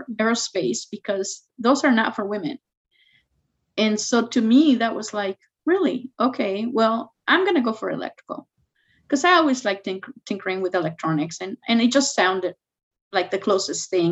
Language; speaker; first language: English; non-native, fluent; Spanish